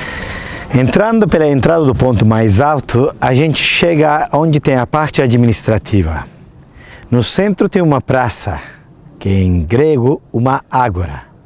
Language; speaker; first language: Portuguese; non-native, fluent; Turkish